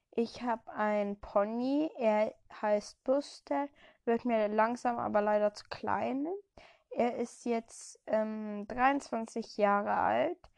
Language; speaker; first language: German; early bilingual, heritage; German